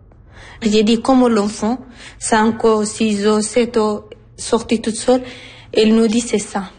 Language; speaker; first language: French; non-native, learner; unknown